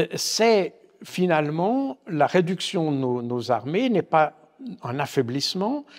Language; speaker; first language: French; native; French